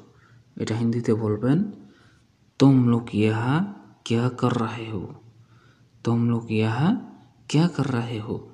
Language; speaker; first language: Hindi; non-native, learner; Bangla